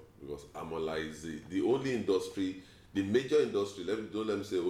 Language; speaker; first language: English; non-native, local second language; Yoruba